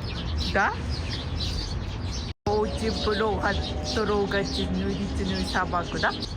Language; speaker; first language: Russian; non-native, learner; Japanese